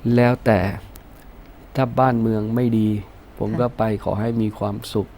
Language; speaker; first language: Thai; early bilingual, other home language; Punjabi